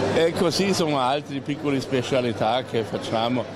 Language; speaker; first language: Italian; non-native, fluent; German